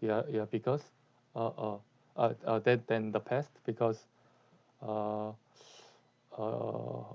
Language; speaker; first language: English; non-native, learner; Korean